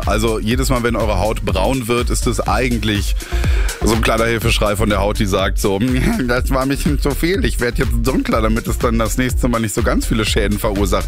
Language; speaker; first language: German; native; German